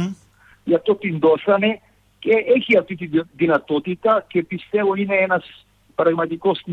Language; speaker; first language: Greek; non-native, fluent; Serbian